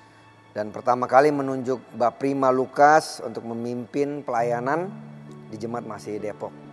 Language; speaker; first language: Indonesian; native; Indonesian